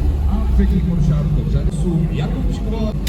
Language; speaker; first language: Czech; native; Czech